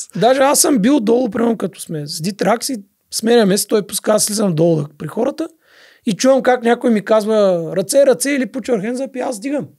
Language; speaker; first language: Bulgarian; native; Bulgarian